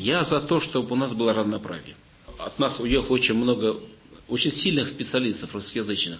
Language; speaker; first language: Russian; non-native, local second language; Kazakh